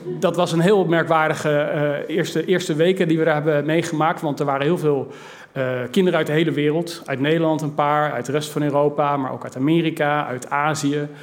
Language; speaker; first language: Dutch; native; Dutch